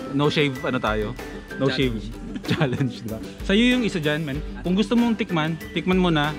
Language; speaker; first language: Filipino; non-native, local second language; Aklanon